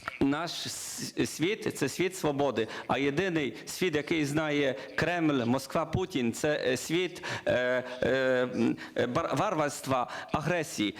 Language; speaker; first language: Ukrainian; non-native, learner; Polish